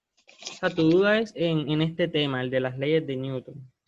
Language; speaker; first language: Spanish; native; Spanish